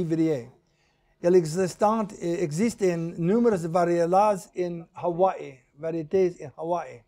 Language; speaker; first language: French; non-native, learner; English